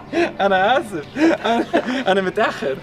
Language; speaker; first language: Arabic; non-native, learner; English